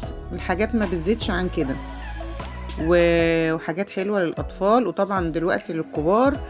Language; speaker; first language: Arabic; native; Arabic